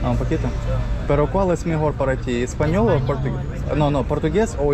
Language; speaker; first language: Spanish; non-native, learner; Russian